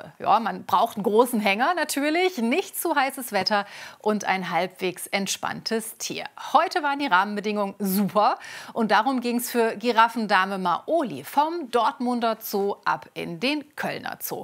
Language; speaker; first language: German; native; German